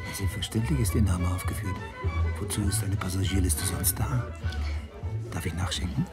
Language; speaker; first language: German; native; German